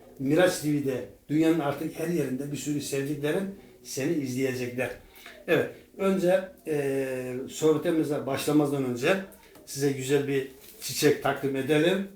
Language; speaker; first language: Turkish; native; Turkish